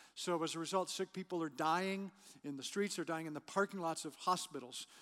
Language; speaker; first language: English; native; English